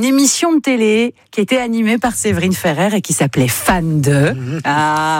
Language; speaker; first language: French; native; French